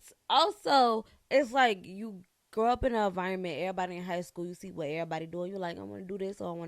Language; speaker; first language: English; native; English